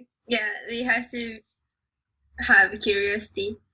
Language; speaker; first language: English; non-native, learner; Japanese